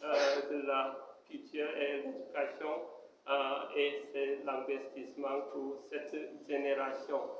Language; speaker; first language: French; non-native, fluent; Korean